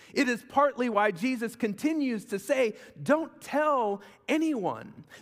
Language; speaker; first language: English; native; English